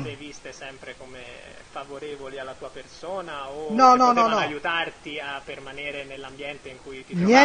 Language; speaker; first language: Italian; native; Italian